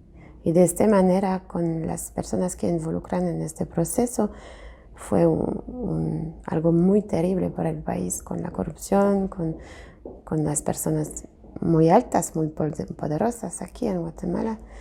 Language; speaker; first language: Spanish; non-native, fluent; French